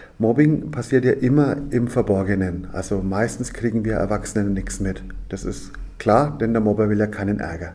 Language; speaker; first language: German; native; German